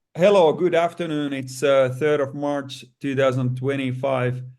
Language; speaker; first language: English; non-native, fluent; Finnish